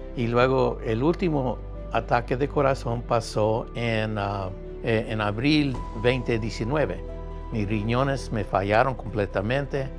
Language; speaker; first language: Spanish; early bilingual, heritage; Spanish